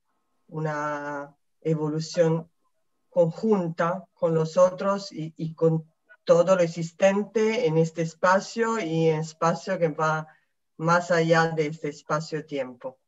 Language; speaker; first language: Spanish; non-native, fluent; Italian